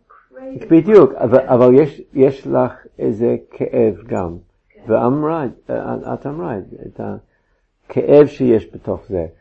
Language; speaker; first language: Hebrew; non-native, fluent; English